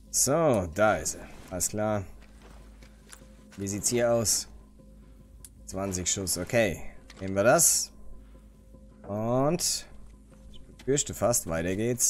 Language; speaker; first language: German; native; German